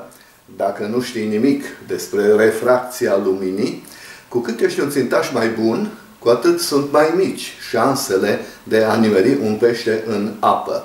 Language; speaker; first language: Romanian; native; Romanian